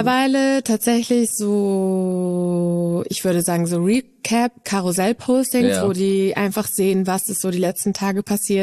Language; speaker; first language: German; native; German